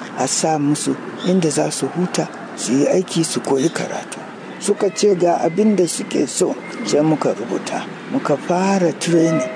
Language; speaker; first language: Hausa; non-native, local second language; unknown